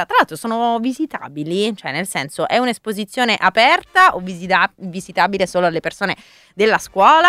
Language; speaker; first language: Italian; native; Italian